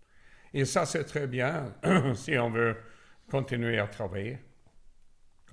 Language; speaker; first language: French; non-native, learner; Swedish